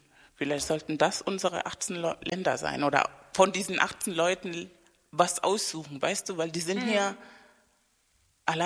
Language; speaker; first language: German; non-native, fluent; Spanish